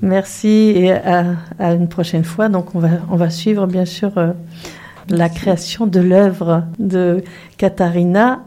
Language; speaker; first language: French; native; French